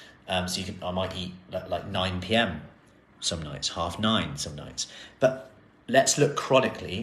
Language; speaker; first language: English; native; English